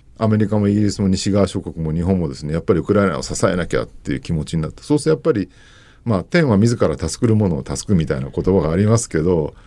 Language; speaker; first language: Japanese; native; Japanese